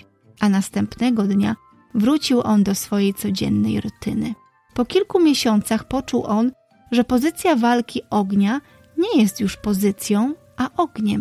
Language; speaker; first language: Polish; native; Polish